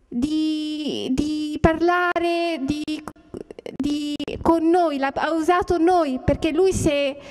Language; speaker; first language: Italian; non-native, learner; Arabic